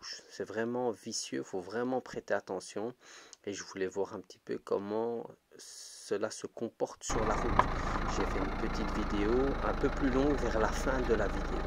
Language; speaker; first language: French; native; French